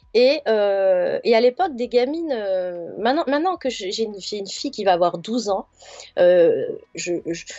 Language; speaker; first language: French; native; French